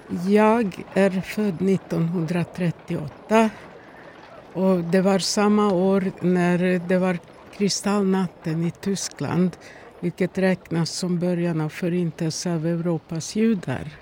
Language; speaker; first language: Swedish; non-native, fluent; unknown